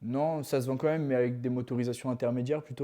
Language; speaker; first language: French; native; French